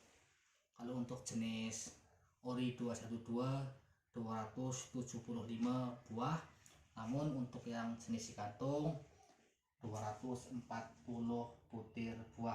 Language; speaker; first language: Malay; non-native, local second language; Javanese